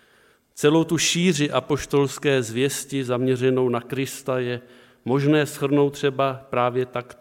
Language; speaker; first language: Czech; native; Czech